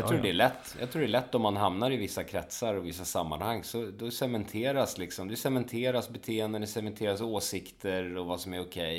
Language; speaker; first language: Swedish; native; Swedish